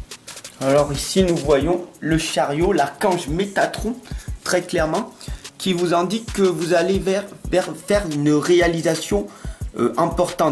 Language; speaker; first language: French; native; French